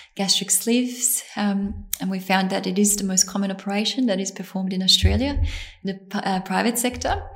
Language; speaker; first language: English; early bilingual, other home language; Bosnian